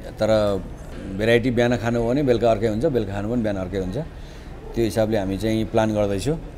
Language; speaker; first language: Nepali; native; Nepali